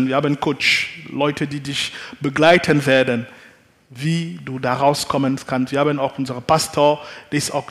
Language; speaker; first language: German; non-native, fluent; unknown